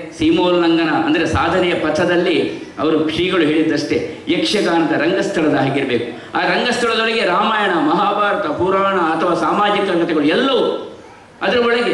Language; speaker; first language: Kannada; non-native, local second language; Tulu